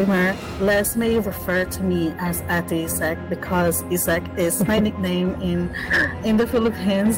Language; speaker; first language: English; non-native, local second language; Filipino